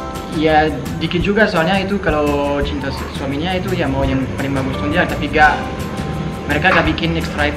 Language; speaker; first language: Indonesian; non-native, fluent; French